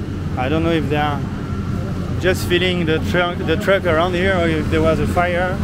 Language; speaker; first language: English; non-native, fluent; French